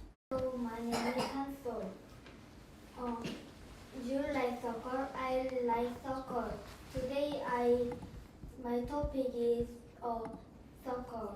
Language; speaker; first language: English; non-native, learner; Korean